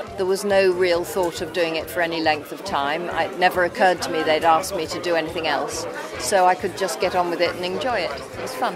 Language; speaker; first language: English; native; English